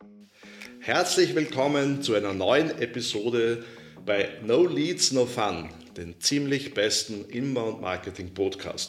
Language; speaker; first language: German; native; German